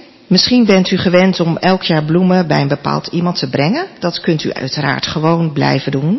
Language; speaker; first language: Dutch; native; Dutch